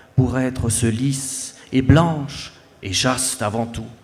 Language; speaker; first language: Spanish; non-native, fluent; Swiss German